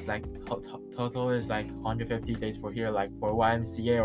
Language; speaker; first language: English; non-native, learner; Chinese